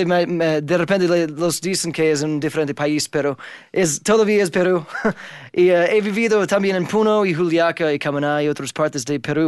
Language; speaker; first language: Spanish; non-native, fluent; English